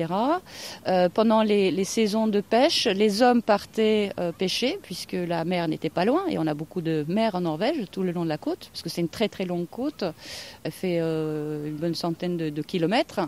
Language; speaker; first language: French; non-native, fluent; Norwegian